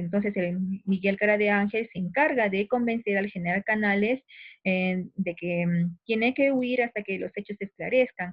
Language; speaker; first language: Spanish; native; Spanish